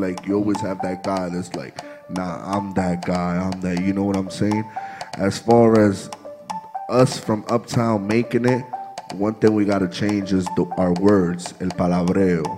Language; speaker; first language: English; early bilingual, other home language; Spanish